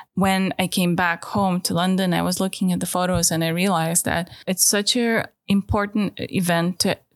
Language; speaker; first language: English; non-native, fluent; Russian